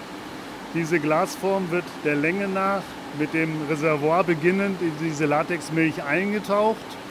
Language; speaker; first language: German; native; German